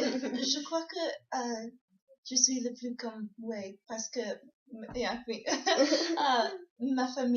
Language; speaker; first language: French; non-native, learner; English